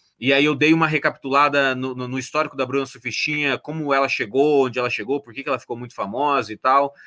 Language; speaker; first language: Portuguese; native; Portuguese